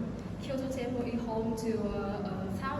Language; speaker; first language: English; non-native, learner; Vietnamese